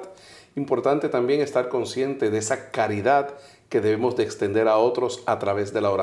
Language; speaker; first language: Spanish; native; Spanish